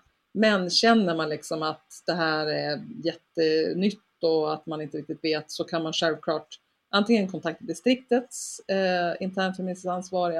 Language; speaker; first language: Swedish; native; Swedish